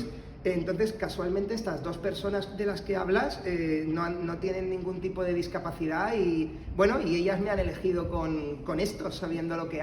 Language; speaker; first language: Spanish; native; Spanish